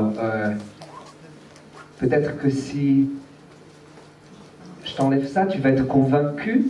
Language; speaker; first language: French; native; French